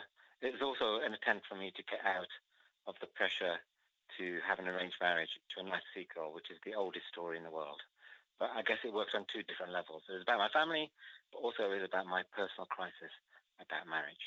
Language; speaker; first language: English; native; English